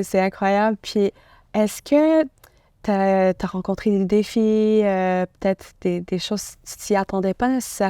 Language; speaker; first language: French; native; French